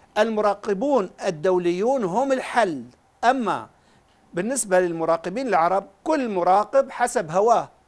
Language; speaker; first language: Arabic; native; Arabic